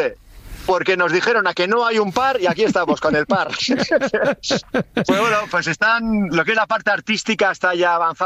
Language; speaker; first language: Spanish; native; Spanish